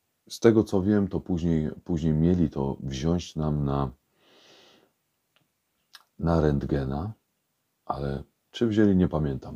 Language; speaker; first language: Polish; native; Polish